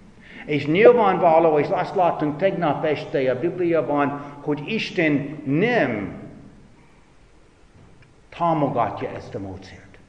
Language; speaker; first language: Hungarian; non-native, fluent; English